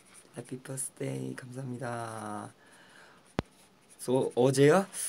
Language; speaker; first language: Korean; non-native, fluent; Chinese